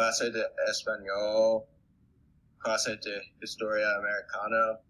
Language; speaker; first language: Spanish; non-native, learner; English